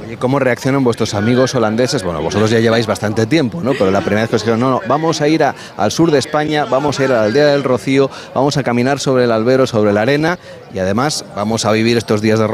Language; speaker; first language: Spanish; native; Spanish